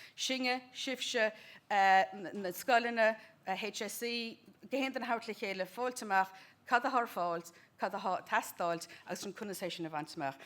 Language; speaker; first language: Irish; native; Irish